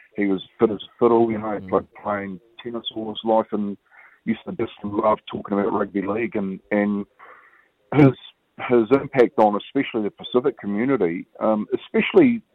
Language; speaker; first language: English; native; English